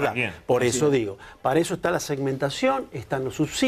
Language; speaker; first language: Spanish; native; Spanish